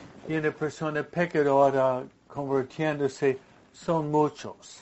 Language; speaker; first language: Spanish; non-native, fluent; English